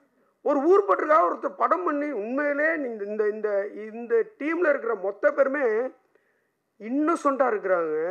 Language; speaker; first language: Tamil; native; Tamil